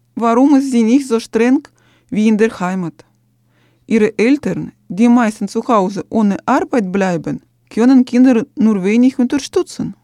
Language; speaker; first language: German; non-native, fluent; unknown